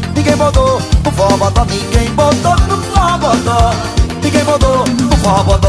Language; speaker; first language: Portuguese; native; Portuguese